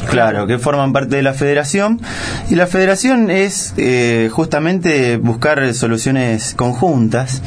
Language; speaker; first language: Spanish; native; Spanish